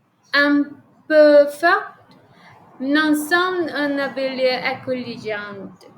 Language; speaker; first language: French; non-native, learner; Spanish